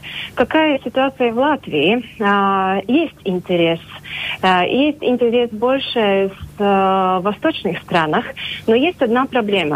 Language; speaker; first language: Russian; non-native, local second language; Latvian